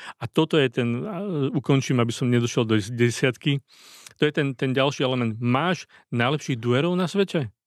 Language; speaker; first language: Slovak; native; Slovak